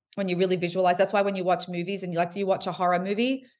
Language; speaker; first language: English; native; English